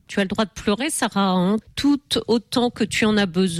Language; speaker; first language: French; native; French